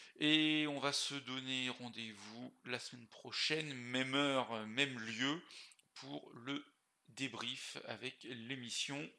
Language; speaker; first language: French; native; French